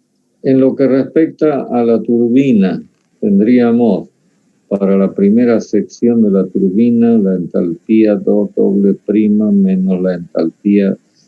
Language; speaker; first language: Spanish; native; Spanish